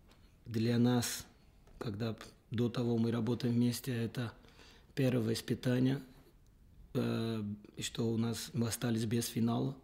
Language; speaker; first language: Russian; non-native, fluent; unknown